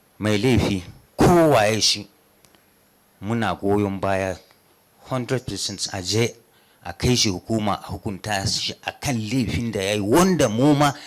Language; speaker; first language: Hausa; non-native, local second language; Fula